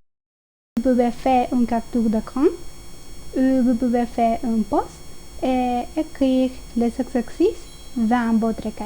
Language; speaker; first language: French; non-native, learner; Spanish